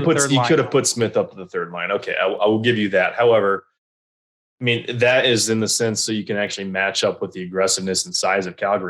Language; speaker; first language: English; native; English